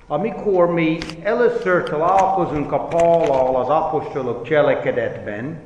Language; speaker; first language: Hungarian; non-native, fluent; English